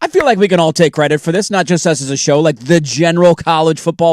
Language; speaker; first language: English; native; English